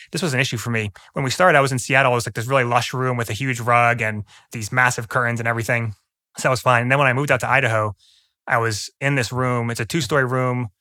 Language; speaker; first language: English; native; English